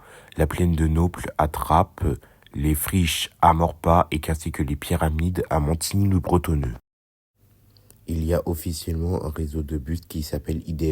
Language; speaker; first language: French; native; French